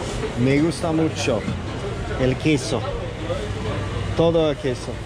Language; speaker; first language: Spanish; non-native, learner; English